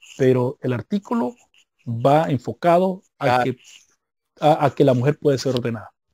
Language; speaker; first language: Spanish; native; Spanish